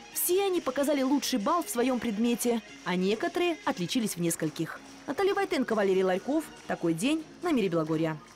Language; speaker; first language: Russian; native; Russian